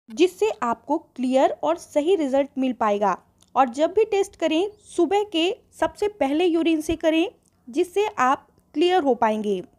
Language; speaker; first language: Hindi; native; Hindi